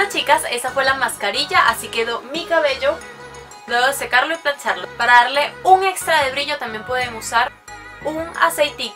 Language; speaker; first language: Spanish; native; Spanish